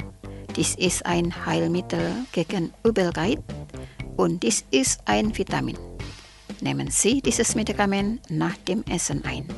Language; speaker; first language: German; non-native, fluent; Indonesian